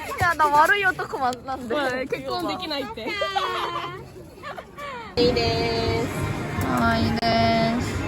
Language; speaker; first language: Japanese; non-native, learner; Korean